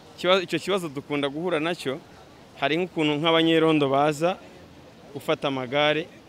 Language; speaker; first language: Kinyarwanda; native; Kinyarwanda